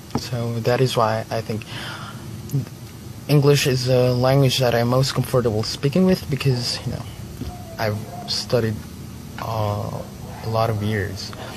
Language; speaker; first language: English; non-native, local second language; Filipino